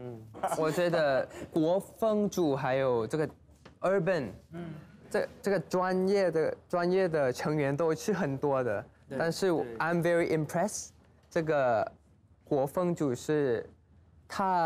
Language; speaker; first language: Chinese; non-native, learner; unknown